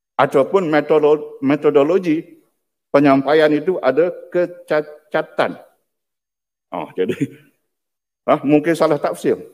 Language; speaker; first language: Malay; non-native, local second language; Iban